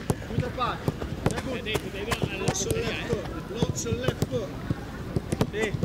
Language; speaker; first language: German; non-native, learner; Italian